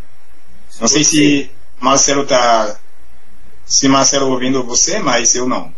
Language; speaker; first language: Portuguese; non-native, learner; Haitian Creole